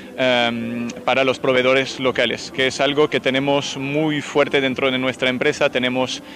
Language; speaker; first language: Spanish; non-native, fluent; French